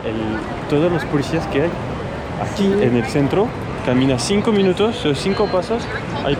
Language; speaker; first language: Spanish; non-native, fluent; French